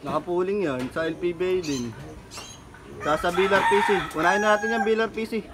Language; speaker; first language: Filipino; native; Filipino